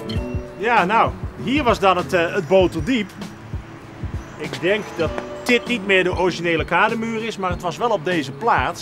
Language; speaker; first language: Dutch; native; Dutch